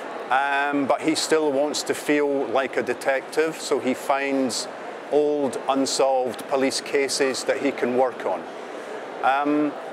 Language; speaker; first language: English; native; English